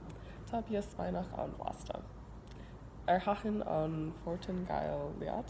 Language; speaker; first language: Irish; non-native, learner; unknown